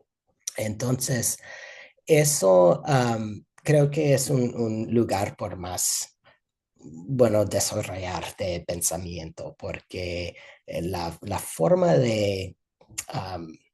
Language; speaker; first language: Spanish; non-native, fluent; English